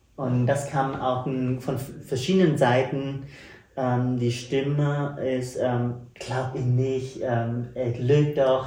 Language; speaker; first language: German; non-native, fluent; Vietnamese